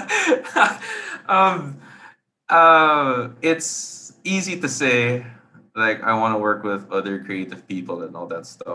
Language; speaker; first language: English; non-native, local second language; Filipino